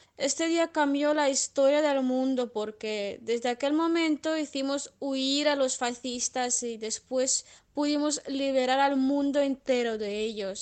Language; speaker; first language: Spanish; non-native, fluent; Russian